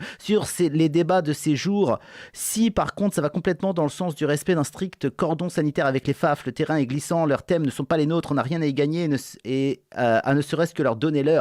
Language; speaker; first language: French; native; French